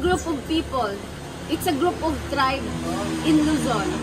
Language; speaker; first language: English; non-native, local second language; Cebuano